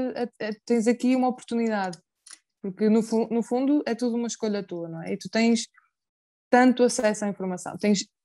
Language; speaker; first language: Portuguese; native; Portuguese